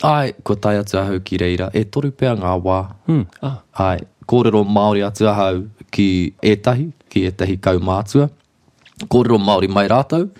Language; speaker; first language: Māori; non-native, local second language; English